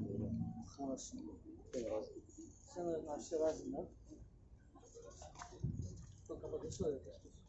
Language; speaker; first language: Russian; non-native, fluent; Tajik